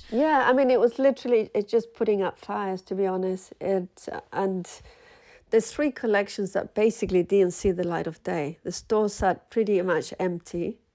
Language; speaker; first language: English; early bilingual, other home language; Spanish